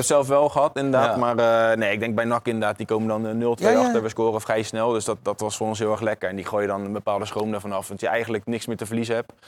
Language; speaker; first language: Dutch; native; Dutch